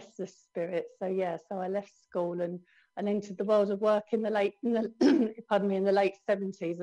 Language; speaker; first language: English; native; English